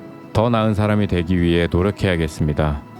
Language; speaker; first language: Korean; native; Korean